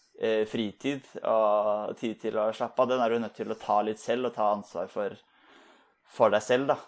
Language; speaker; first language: Norwegian; native; Norwegian